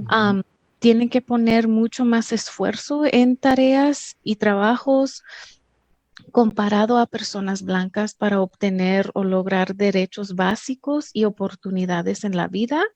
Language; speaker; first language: Spanish; early bilingual, heritage; English